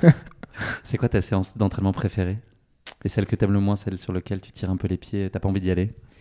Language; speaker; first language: French; native; French